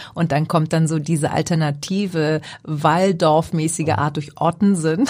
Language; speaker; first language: German; early bilingual, other home language; Greek